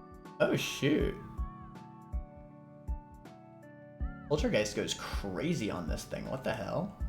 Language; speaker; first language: English; native; English